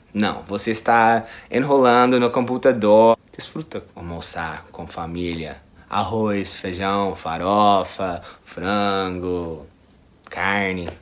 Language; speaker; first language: Portuguese; non-native, fluent; English